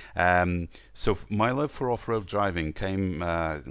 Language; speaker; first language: English; non-native, fluent; Portuguese